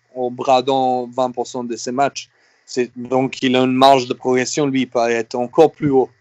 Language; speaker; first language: French; non-native, fluent; Serbian